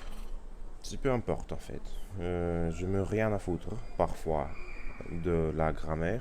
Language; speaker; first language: French; non-native, learner; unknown